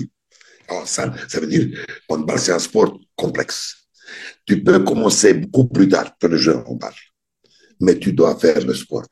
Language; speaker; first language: French; non-native, fluent; Serbian